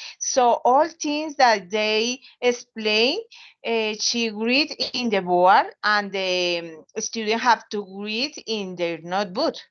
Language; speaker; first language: English; non-native, learner; Spanish